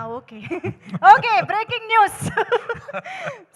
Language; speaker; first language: Telugu; native; Telugu